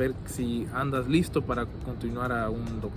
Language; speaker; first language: Spanish; early bilingual, heritage; Spanish